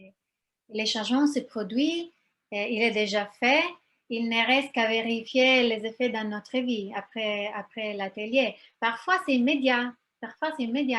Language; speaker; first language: French; non-native, fluent; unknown